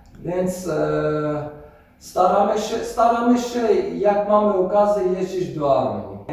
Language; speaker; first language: Polish; non-native, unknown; Armenian